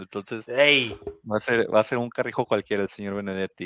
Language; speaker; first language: Spanish; native; Spanish